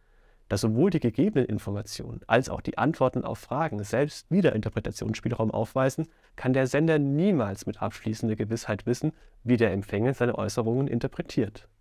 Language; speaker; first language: German; native; German